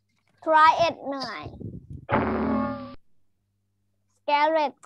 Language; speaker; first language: English; non-native, learner; Thai